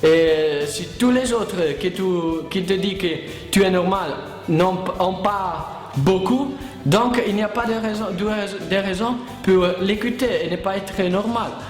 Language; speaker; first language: French; non-native, learner; Italian